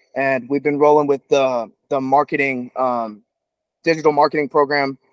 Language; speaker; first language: English; native; English